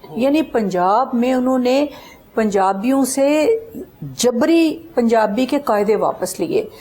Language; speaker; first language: Urdu; non-native, local second language; Punjabi